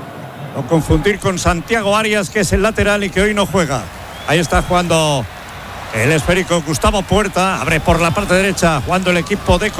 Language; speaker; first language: Spanish; native; Spanish